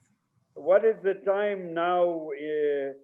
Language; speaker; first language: English; non-native, fluent; Arabic